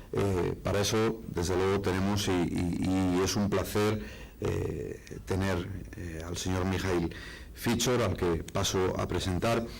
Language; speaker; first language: Spanish; native; Spanish